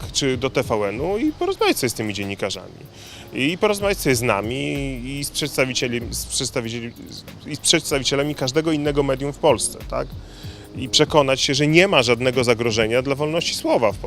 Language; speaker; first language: Polish; native; Polish